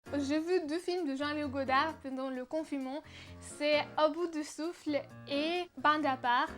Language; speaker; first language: French; non-native, learner; Russian